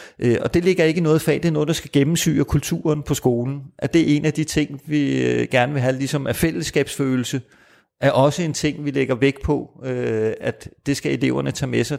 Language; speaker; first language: Danish; native; Danish